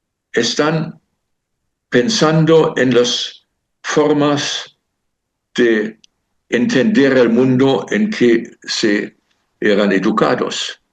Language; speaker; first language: Spanish; non-native, fluent; German